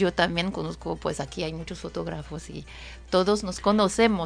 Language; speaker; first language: Spanish; non-native, fluent; English